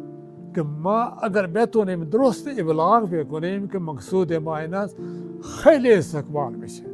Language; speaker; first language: Persian; non-native, fluent; Urdu